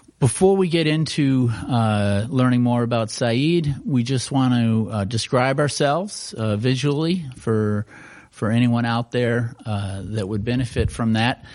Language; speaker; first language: English; native; English